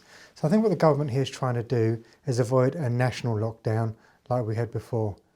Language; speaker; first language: English; native; English